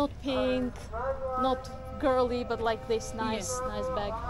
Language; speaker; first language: English; non-native, fluent; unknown